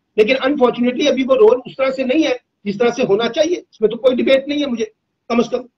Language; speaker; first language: Urdu; native; Urdu